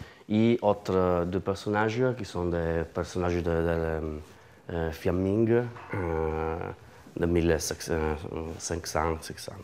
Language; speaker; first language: French; non-native, learner; Italian